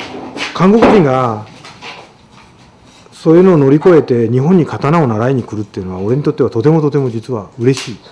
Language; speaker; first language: Japanese; native; Japanese